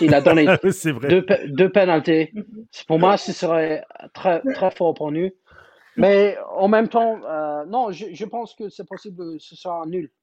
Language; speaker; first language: French; non-native, learner; English